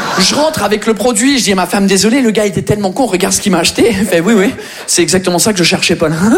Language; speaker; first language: French; non-native, fluent; English